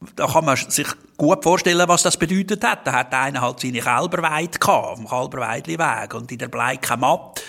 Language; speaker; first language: German; native; German